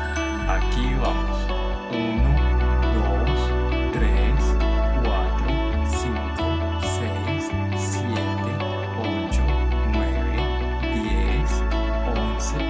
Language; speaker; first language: Spanish; native; Spanish